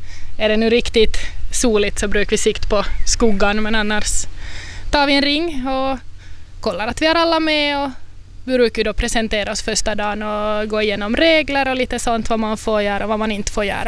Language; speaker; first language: Swedish; native; Swedish